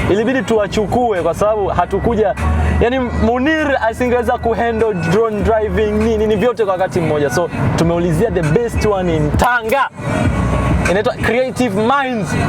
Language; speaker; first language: Swahili; native; Swahili